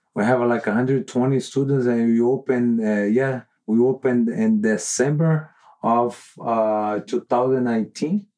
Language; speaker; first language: English; non-native, learner; Portuguese